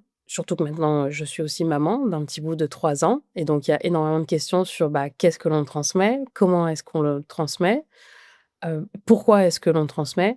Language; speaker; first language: French; native; French